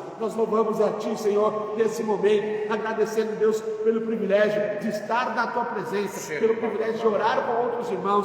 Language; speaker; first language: Portuguese; native; Portuguese